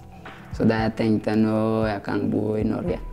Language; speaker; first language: Norwegian; early bilingual, other home language; Persian